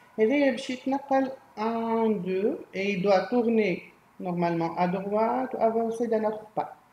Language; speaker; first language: French; non-native, local second language; Arabic